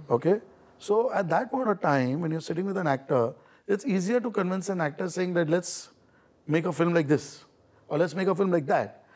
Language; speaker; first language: English; non-native, local second language; Hindi